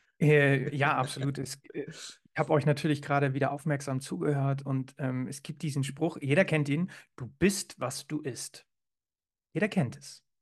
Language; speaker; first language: German; native; German